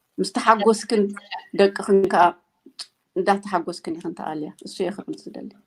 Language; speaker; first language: Tigrinya; native; Tigrinya